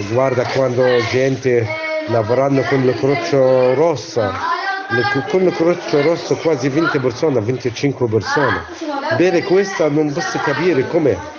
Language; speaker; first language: Italian; non-native, learner; Arabic